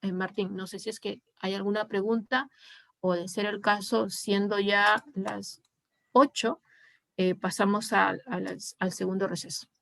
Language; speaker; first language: Spanish; native; Spanish